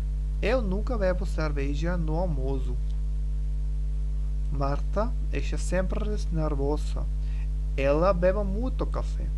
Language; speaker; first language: Portuguese; non-native, learner; German